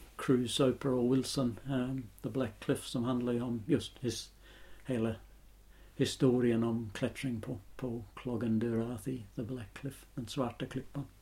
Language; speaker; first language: Swedish; non-native, fluent; English